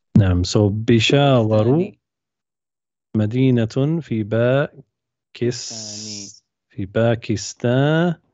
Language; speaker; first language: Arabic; non-native, fluent; English